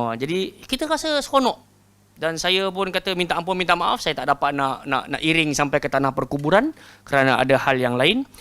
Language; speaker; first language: Malay; native; Malay